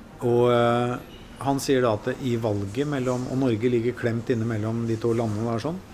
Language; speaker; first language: Norwegian; native; Norwegian